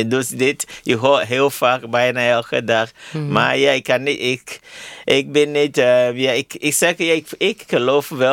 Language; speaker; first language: Dutch; non-native, learner; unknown